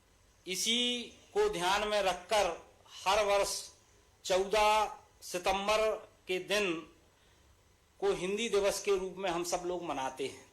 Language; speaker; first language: Hindi; native; Hindi